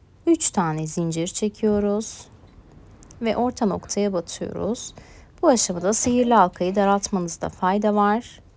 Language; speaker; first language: Turkish; native; Turkish